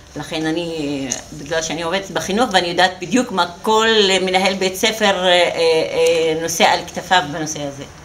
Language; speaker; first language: Hebrew; non-native, local second language; Arabic